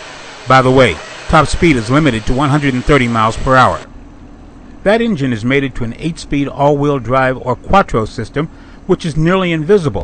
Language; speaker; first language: English; native; English